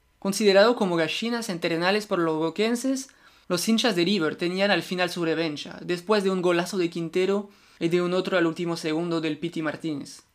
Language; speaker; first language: Spanish; non-native, fluent; French